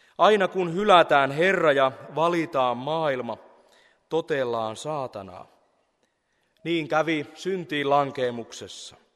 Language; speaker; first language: Finnish; native; Finnish